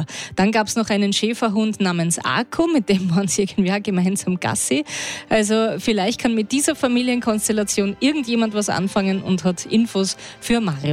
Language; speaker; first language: German; native; German